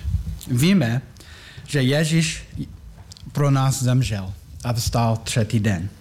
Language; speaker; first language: Czech; non-native, learner; English